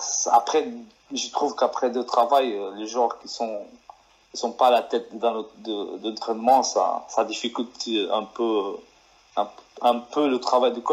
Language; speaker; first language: French; non-native, fluent; Portuguese